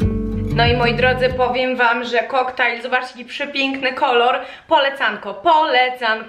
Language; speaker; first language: Polish; native; Polish